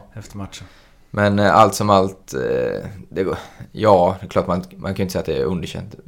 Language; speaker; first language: Swedish; native; Swedish